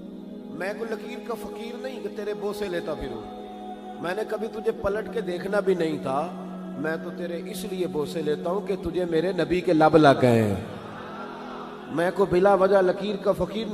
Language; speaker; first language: Urdu; native; Urdu